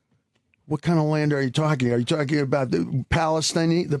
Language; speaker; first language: English; native; English